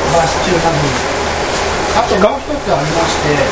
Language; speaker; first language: Japanese; native; Japanese